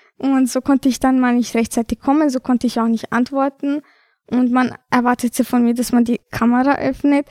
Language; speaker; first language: German; early bilingual, other home language; Albanian